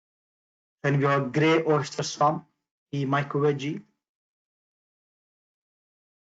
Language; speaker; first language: Swedish; non-native, fluent; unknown